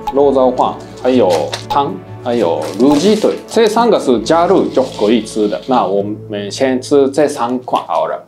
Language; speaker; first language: Chinese; non-native, fluent; Japanese